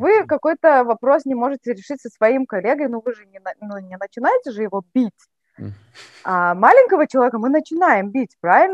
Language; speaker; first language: Russian; native; Russian